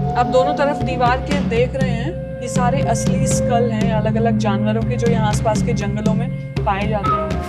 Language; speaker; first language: Hindi; native; Hindi